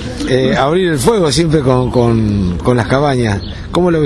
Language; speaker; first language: Spanish; native; Spanish